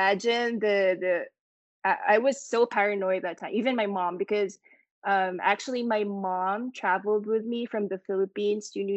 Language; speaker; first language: English; non-native, local second language; Filipino